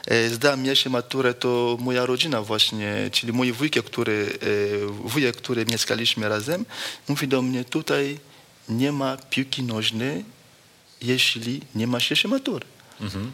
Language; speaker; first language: Polish; non-native, fluent; Lingala